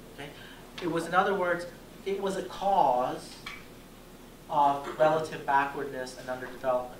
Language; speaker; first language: English; native; English